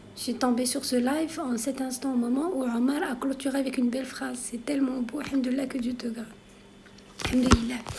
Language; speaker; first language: French; non-native, local second language; Arabic